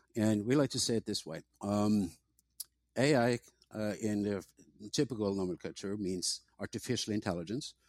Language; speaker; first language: English; non-native, fluent; Norwegian